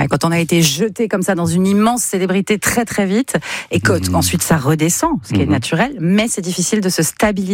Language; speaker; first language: French; native; French